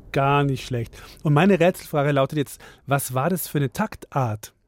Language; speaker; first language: German; native; German